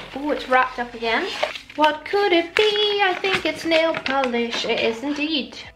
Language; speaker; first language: English; native; English